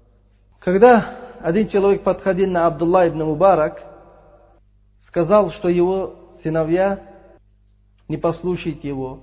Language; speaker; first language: Russian; non-native, local second language; Uzbek